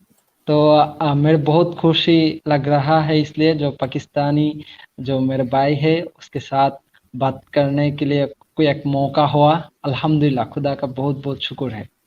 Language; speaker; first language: Hindi; non-native, learner; Bangla